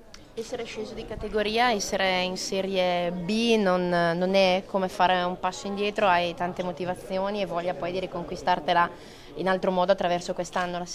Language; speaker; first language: Italian; native; Italian